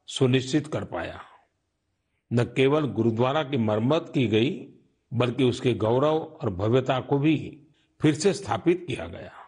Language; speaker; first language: Hindi; non-native, local second language; Gujarati